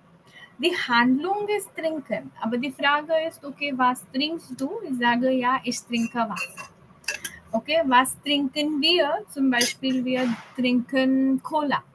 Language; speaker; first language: German; non-native, fluent; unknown